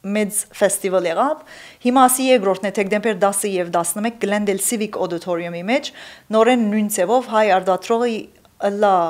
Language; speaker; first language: Armenian; early bilingual, heritage; Armenian